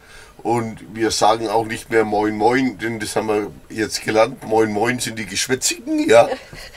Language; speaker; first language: German; native; German